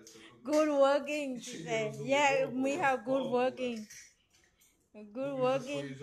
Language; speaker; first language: English; non-native, learner; Thai